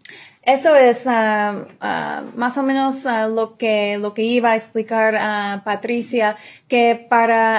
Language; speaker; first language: Spanish; early bilingual, other home language; English